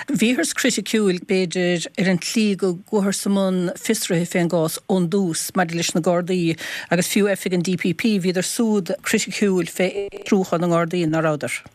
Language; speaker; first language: Irish; native; Irish